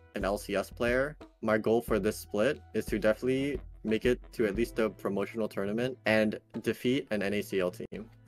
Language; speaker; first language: English; native; English